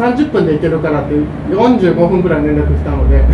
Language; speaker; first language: Japanese; native; Japanese